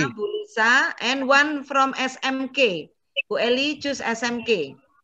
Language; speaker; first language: English; non-native, fluent; Indonesian